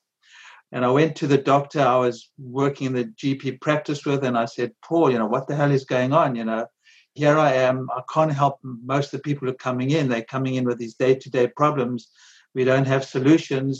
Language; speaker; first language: English; native; English